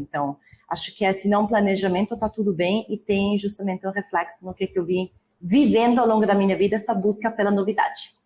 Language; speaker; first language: Portuguese; non-native, fluent; Italian